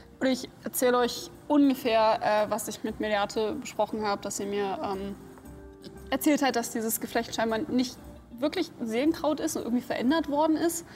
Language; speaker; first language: German; native; German